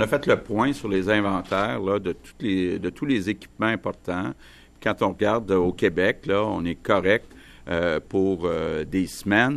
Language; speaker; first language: French; native; French